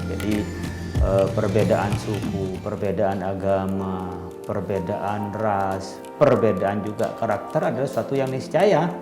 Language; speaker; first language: Indonesian; non-native, local second language; Madurese